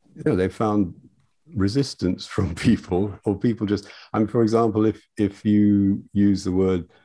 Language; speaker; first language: English; native; English